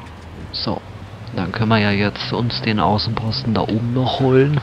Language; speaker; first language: German; native; German